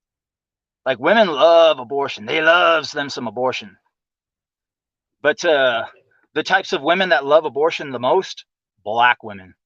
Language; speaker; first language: English; native; English